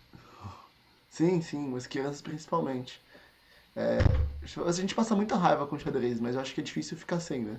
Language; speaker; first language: Portuguese; native; Portuguese